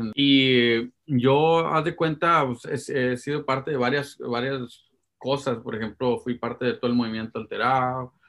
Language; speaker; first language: Spanish; early bilingual, heritage; Spanish